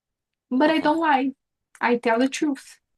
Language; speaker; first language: English; non-native, fluent; Portuguese